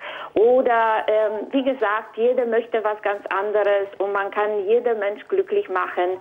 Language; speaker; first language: German; non-native, fluent; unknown